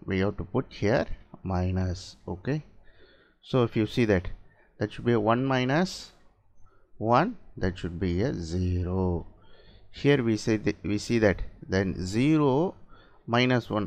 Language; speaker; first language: English; non-native, local second language; Tamil